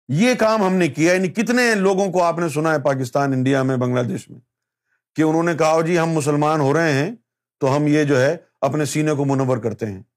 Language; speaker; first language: Urdu; native; Urdu